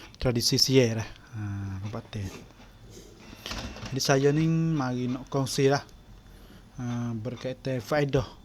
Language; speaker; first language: Malay; native; Malay